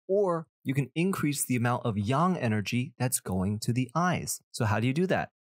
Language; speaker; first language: English; early bilingual, other home language; Chinese